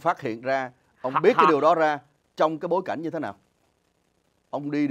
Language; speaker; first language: Vietnamese; native; Vietnamese